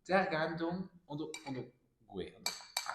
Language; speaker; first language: Indonesian; non-native, learner; German